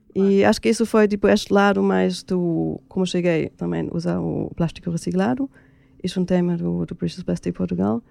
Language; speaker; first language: Portuguese; non-native, fluent; German